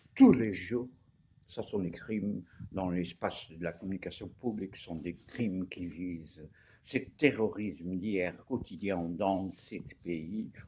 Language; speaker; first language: French; non-native, fluent; Portuguese